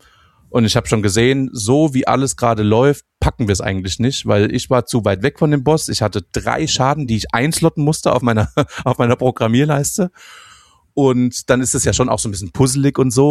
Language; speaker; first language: German; native; German